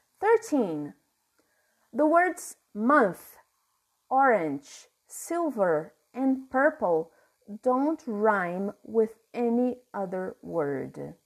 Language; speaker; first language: English; non-native, fluent; Portuguese